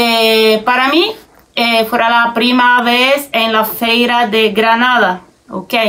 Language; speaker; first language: Spanish; non-native, learner; Italian